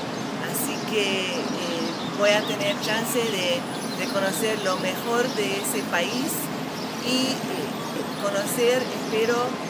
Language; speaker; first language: Spanish; non-native, fluent; English